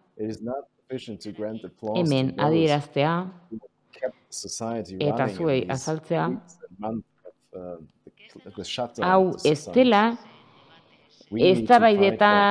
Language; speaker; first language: Basque; non-native, learner; German